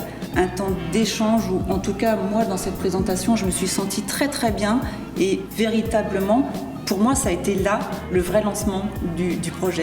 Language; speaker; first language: French; native; French